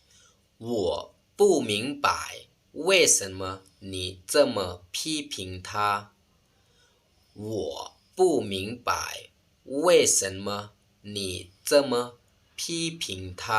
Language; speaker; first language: Chinese; non-native, fluent; Lao